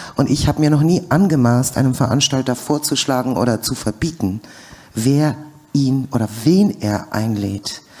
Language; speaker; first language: German; native; German